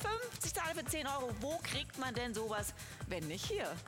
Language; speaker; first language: German; native; German